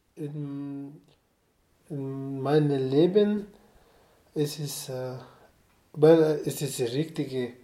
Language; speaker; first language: German; non-native, fluent; Nepali